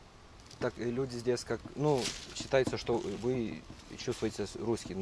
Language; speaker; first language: Russian; non-native, learner; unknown